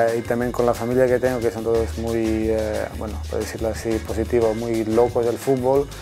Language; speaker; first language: Spanish; non-native, fluent; Croatian